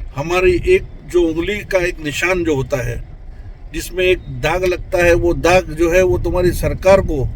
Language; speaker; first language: Hindi; non-native, local second language; Gujarati